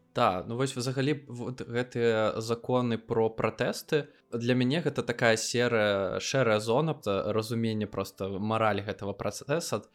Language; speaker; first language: Belarusian; non-native, local second language; Russian